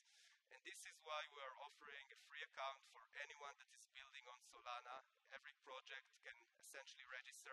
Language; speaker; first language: English; non-native, fluent; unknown